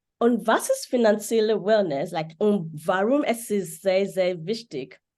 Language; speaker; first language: German; non-native, learner; Yoruba